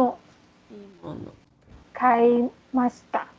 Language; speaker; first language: Japanese; non-native, learner; Chinese